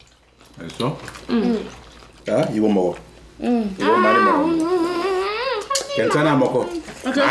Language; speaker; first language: Korean; non-native, learner; French